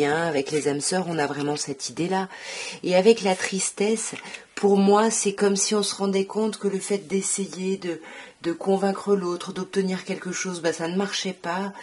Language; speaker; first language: French; native; French